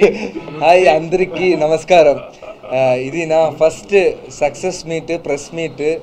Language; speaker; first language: Telugu; non-native, learner; Malayalam